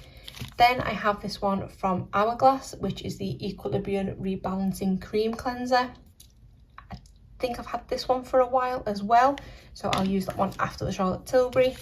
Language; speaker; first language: English; native; English